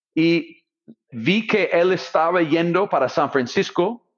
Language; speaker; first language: Spanish; non-native, fluent; English